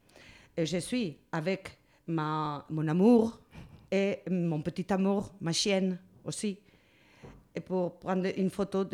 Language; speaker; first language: French; non-native, learner; Spanish